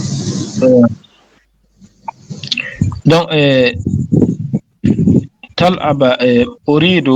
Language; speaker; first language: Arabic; non-native, learner; French